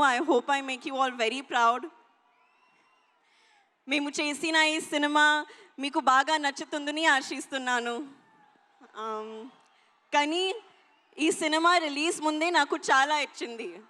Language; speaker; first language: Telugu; non-native, learner; Hindi